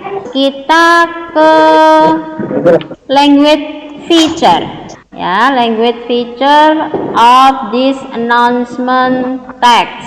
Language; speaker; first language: English; non-native, learner; Indonesian